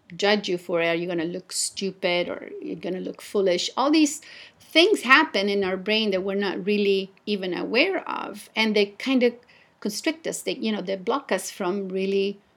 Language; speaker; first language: English; non-native, fluent; Italian